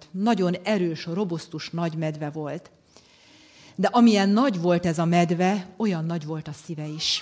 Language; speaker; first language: Hungarian; native; Hungarian